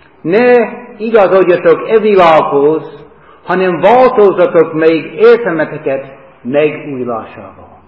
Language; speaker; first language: Hungarian; non-native, fluent; English